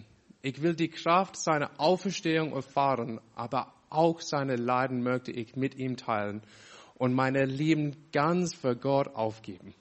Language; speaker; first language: German; non-native, fluent; English